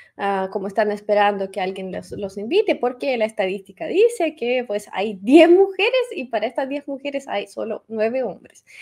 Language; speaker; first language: Spanish; non-native, fluent; Russian